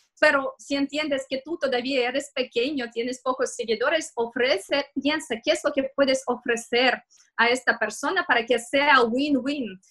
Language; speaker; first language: Spanish; non-native, fluent; Russian